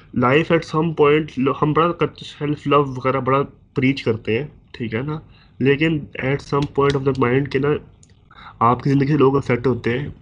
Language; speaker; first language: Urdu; native; Urdu